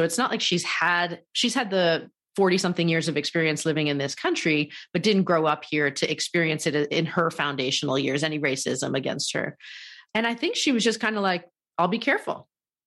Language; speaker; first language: English; native; English